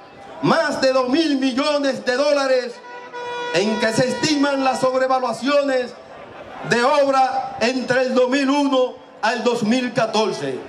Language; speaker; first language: Spanish; native; Spanish